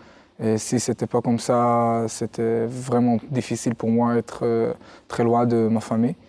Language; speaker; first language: French; non-native, learner; Hebrew